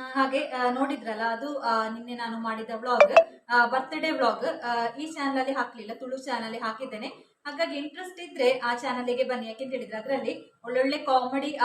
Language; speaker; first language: Kannada; non-native, local second language; Tulu